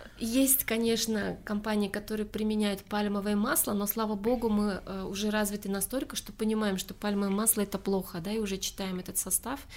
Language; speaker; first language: Russian; non-native, local second language; Tajik